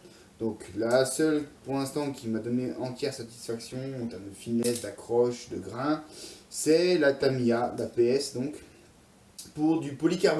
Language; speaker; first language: French; native; French